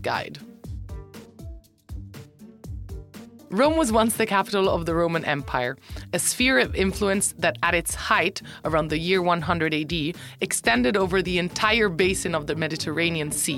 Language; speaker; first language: English; non-native, fluent; Italian